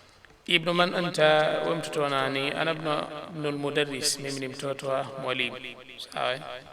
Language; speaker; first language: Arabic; non-native, fluent; Swahili